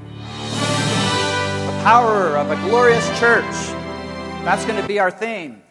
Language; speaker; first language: English; native; English